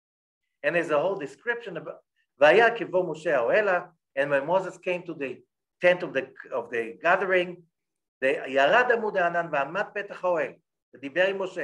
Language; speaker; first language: English; non-native, fluent; Hebrew